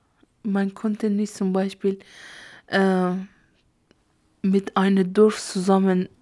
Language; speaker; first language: German; non-native, learner; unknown